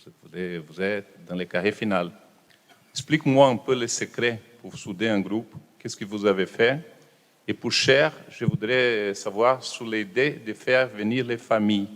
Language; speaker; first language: French; non-native, fluent; Portuguese